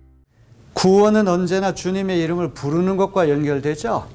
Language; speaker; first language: Korean; native; Korean